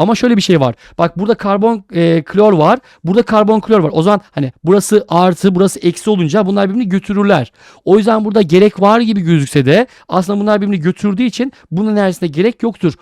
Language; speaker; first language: Turkish; native; Turkish